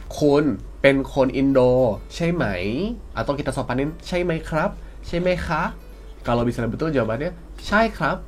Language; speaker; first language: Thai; non-native, fluent; Indonesian